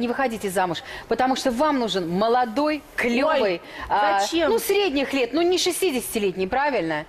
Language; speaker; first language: Russian; native; Russian